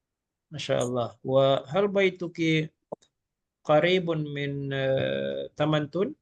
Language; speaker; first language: Arabic; non-native, fluent; Malay